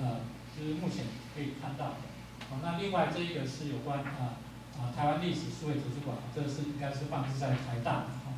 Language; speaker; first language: Chinese; native; Chinese